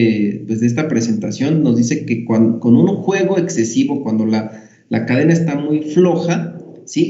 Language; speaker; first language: Spanish; native; Spanish